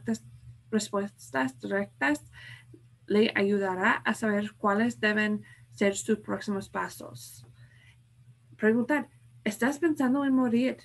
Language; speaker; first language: Spanish; non-native, fluent; English